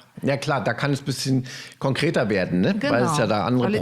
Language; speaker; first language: German; native; German